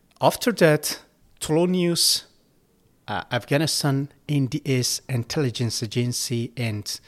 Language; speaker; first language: English; non-native, learner; Persian